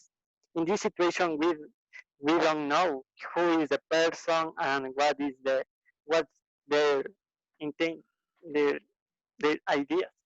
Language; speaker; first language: English; non-native, learner; Spanish